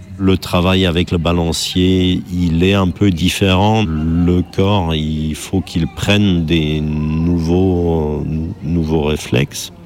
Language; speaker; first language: French; non-native, fluent; German